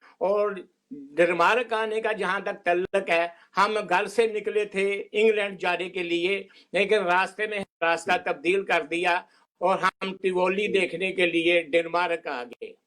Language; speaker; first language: Urdu; non-native, local second language; Punjabi